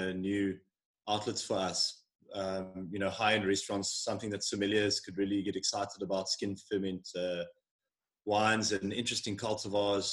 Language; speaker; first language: English; native; English